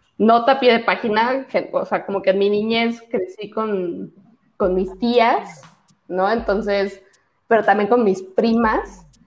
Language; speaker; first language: Spanish; native; Spanish